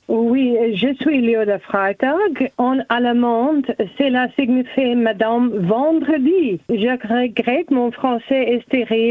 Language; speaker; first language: French; non-native, learner; German